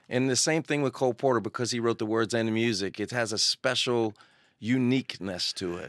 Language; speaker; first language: English; native; English